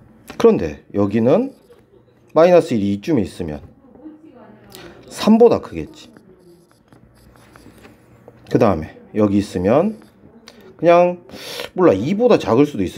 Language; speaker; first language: Korean; native; Korean